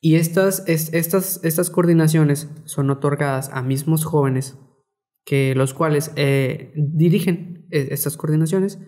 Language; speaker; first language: Spanish; native; Spanish